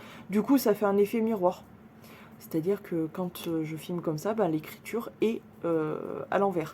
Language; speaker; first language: French; native; French